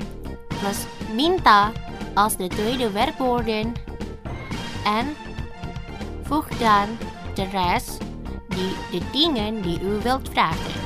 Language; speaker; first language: Dutch; non-native, fluent; Indonesian